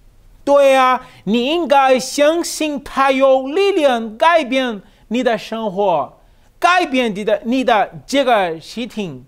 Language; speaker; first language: Chinese; non-native, learner; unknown